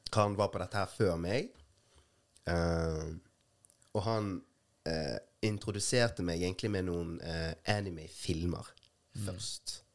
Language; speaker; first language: Norwegian; early bilingual, other home language; Rundi